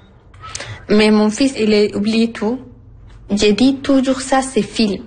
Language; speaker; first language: French; non-native, learner; Arabic